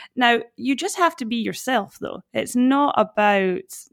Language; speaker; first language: English; native; English